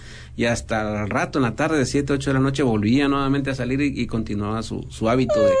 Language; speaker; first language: Spanish; native; Spanish